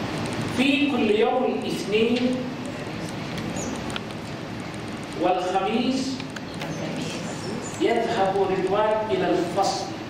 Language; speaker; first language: Arabic; non-native, fluent; Malay